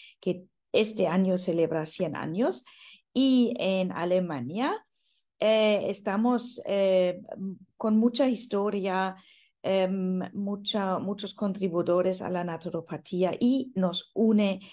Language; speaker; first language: Spanish; non-native, fluent; German